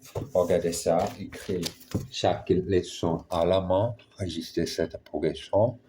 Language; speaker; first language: French; non-native, learner; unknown